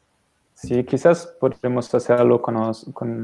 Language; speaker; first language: Spanish; non-native, learner; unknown